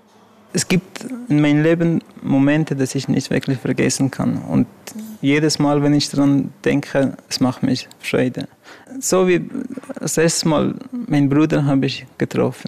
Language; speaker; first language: German; non-native, fluent; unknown